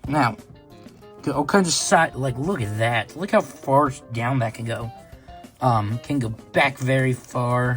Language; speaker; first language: English; native; English